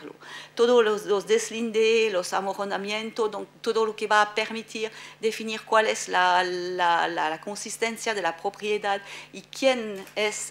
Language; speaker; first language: Spanish; non-native, fluent; French